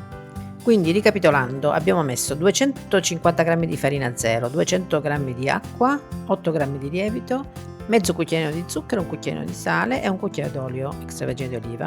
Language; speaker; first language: Italian; native; Italian